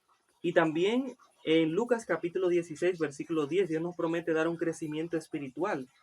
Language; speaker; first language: Spanish; native; Spanish